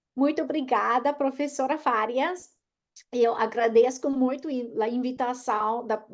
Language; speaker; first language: Portuguese; non-native, learner; English